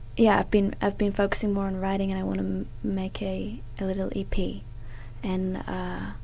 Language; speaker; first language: English; native; English